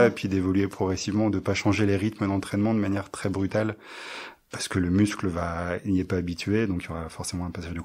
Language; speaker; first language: French; native; French